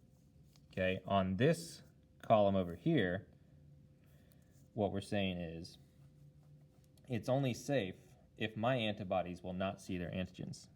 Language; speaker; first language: English; native; English